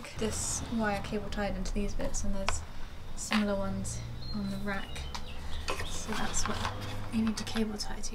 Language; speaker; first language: English; native; English